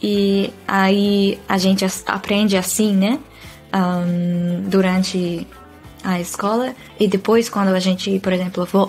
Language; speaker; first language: Portuguese; non-native, fluent; Dutch